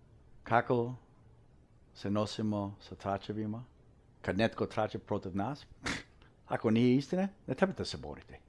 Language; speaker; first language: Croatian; early bilingual, heritage; English